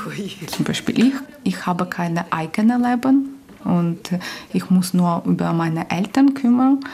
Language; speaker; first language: German; non-native, learner; Ukrainian